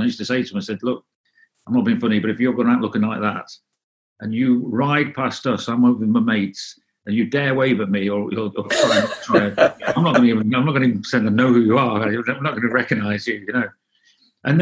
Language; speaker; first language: English; non-native, local second language; Welsh